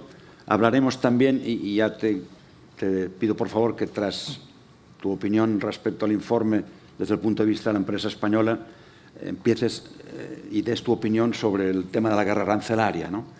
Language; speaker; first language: Spanish; native; Spanish